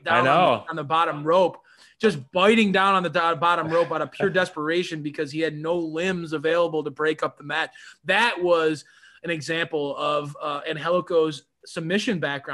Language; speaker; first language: English; native; English